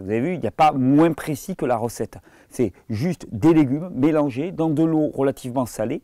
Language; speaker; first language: French; native; French